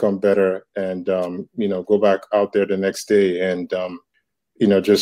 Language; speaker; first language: English; non-native, local second language; Yoruba